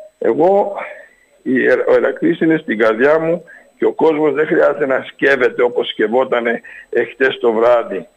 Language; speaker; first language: Greek; early bilingual, heritage; Greek